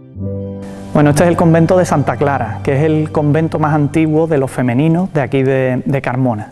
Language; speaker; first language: Spanish; native; Spanish